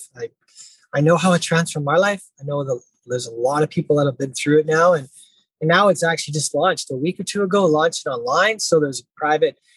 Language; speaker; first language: English; native; English